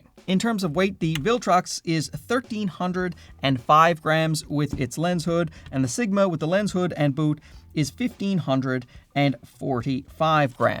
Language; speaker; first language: English; native; English